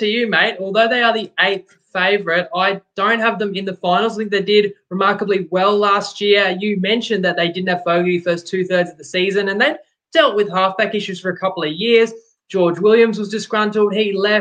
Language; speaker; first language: English; native; English